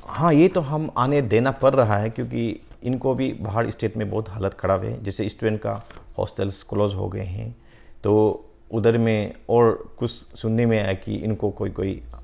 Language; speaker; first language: Hindi; non-native, local second language; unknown